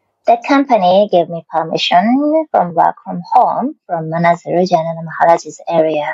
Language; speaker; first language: English; non-native, learner; Japanese